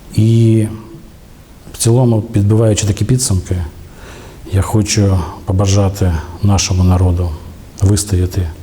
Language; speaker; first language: Ukrainian; native; Ukrainian